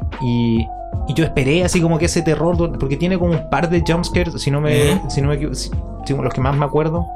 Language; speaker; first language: Spanish; native; Spanish